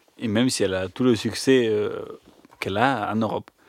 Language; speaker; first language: French; native; French